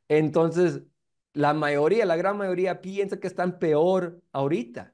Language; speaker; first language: Spanish; early bilingual, heritage; Spanish